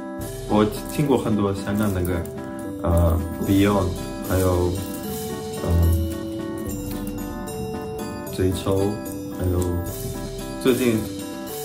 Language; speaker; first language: Chinese; non-native, fluent; Russian